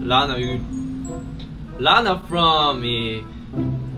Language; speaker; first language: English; non-native, fluent; Korean